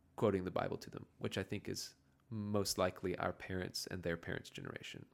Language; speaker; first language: English; native; English